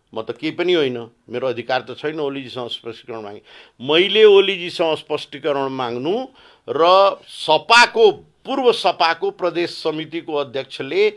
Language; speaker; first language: Nepali; non-native, local second language; Bhojpuri